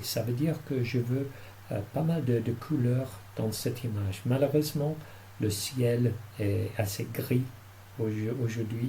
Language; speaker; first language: French; non-native, fluent; English